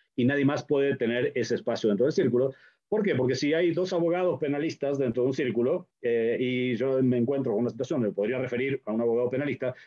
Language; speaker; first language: Spanish; native; Spanish